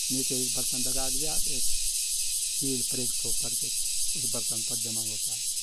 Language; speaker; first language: Hindi; native; Hindi